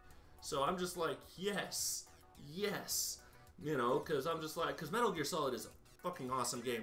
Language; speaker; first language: English; native; English